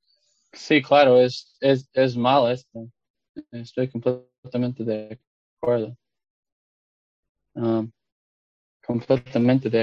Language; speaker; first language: Spanish; non-native, fluent; English